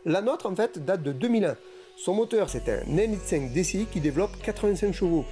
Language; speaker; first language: French; native; French